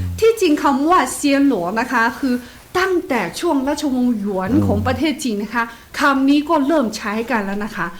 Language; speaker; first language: Thai; non-native, fluent; Chinese